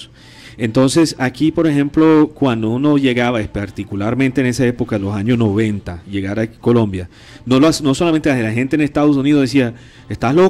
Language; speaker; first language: Spanish; non-native, fluent; English